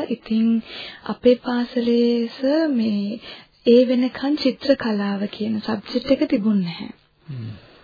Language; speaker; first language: Sinhala; non-native, local second language; Tamil